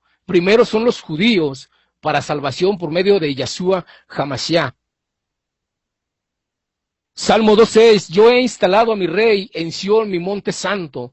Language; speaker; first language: Spanish; native; Spanish